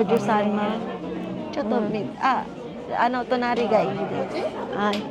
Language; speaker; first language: Japanese; non-native, learner; Filipino